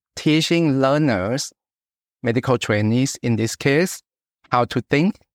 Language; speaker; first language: English; non-native, fluent; Thai